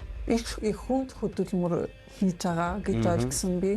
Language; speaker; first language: Mongolian; non-native, fluent; Polish